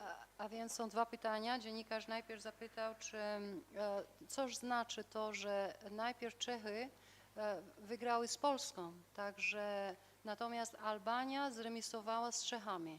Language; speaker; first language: Polish; non-native, fluent; Albanian